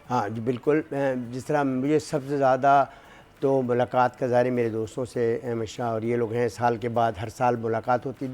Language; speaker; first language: Urdu; native; Urdu